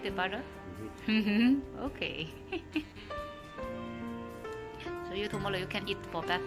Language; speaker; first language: English; non-native, learner; Chinese